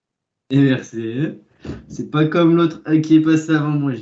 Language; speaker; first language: French; native; French